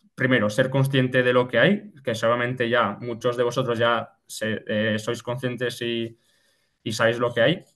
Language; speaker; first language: Spanish; native; Spanish